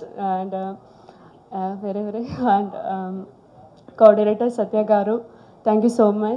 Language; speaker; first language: Telugu; non-native, learner; Malayalam